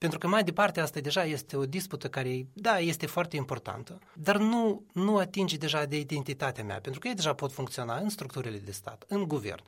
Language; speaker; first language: Romanian; non-native, local second language; Russian